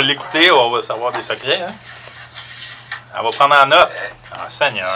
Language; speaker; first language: French; native; French